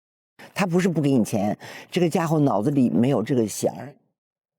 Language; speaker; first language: Chinese; native; Chinese